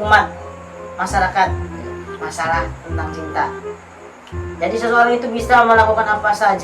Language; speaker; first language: Indonesian; non-native, local second language; Javanese